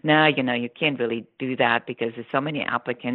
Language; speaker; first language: English; non-native, fluent; German